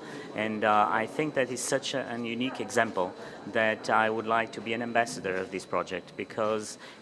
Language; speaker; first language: English; non-native, fluent; Portuguese